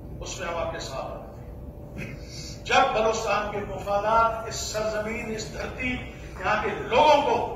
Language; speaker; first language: Urdu; non-native, local second language; Baluchi